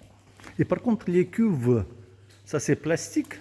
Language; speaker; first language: French; non-native, learner; Russian